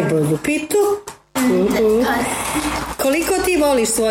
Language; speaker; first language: Croatian; native; Croatian